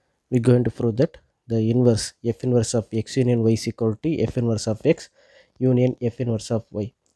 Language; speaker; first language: English; non-native, local second language; Tamil